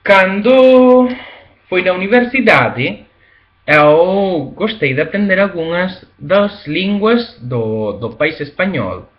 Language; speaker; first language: Galician; non-native, learner; Spanish